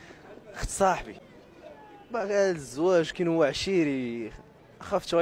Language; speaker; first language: Arabic; native; Arabic